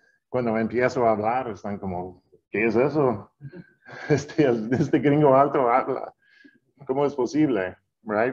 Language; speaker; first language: Spanish; non-native, fluent; English